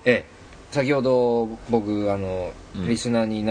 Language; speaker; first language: Japanese; native; Japanese